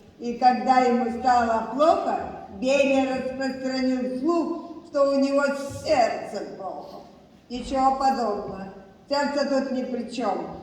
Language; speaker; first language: Russian; non-native, local second language; Abkhazian